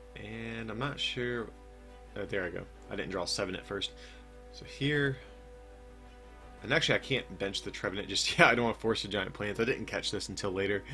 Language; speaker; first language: English; native; English